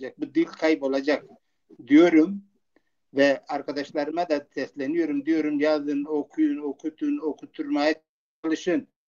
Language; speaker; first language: Turkish; non-native, local second language; Zaza